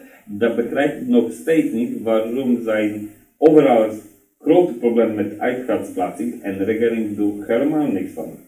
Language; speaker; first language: Dutch; non-native, learner; Polish